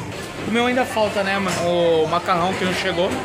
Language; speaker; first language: Portuguese; native; Portuguese